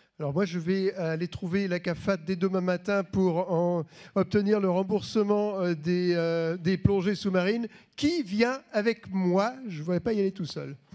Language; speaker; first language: French; native; French